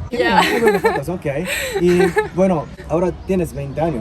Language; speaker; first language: Spanish; non-native, fluent; Japanese